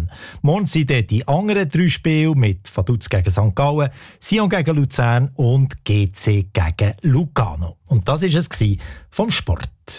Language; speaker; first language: German; native; German